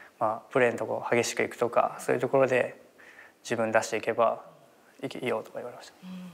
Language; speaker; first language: Japanese; native; Japanese